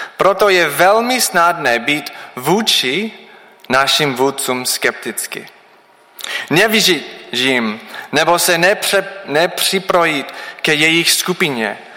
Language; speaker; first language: Czech; non-native, learner; English